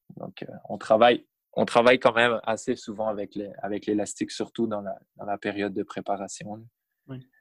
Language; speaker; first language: French; native; French